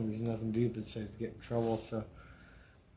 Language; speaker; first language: English; native; English